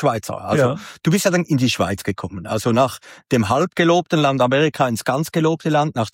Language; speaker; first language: German; native; German